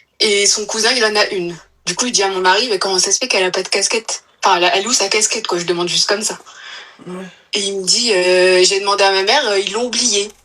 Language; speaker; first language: French; native; French